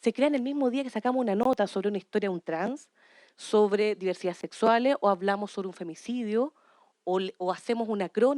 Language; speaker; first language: Spanish; native; Spanish